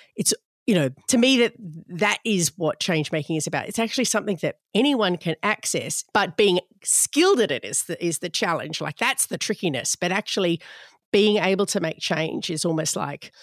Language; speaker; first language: English; native; English